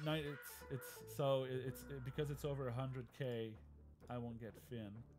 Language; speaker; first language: English; non-native, local second language; French